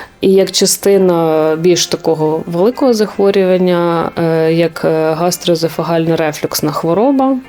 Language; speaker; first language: Ukrainian; native; Ukrainian